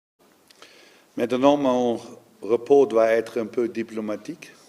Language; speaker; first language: French; non-native, learner; Dutch